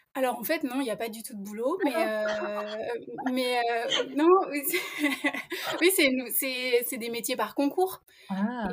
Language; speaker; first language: French; native; French